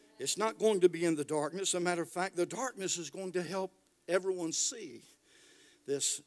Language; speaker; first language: English; native; English